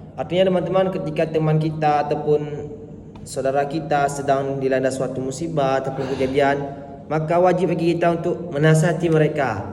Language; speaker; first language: Malay; non-native, local second language; Achinese